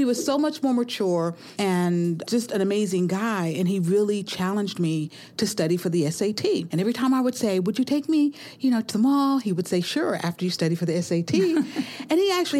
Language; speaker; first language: English; native; English